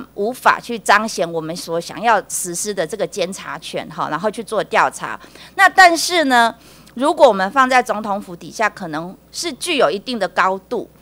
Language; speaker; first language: Chinese; native; Chinese